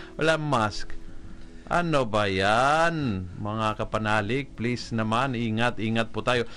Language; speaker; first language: Filipino; non-native, fluent; Italian